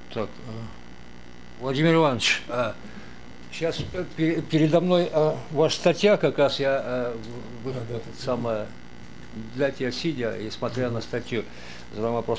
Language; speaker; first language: Russian; native; Russian